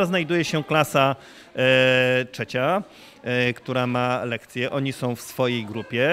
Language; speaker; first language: Polish; native; Polish